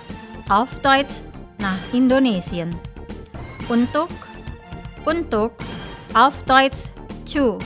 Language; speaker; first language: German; non-native, fluent; Indonesian